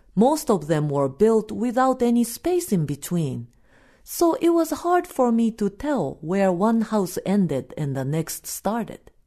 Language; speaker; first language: English; non-native, fluent; Japanese